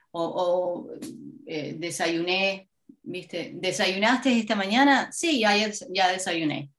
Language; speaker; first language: Spanish; native; Spanish